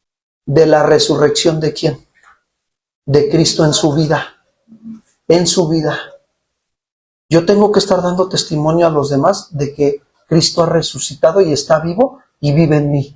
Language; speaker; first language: Spanish; native; Spanish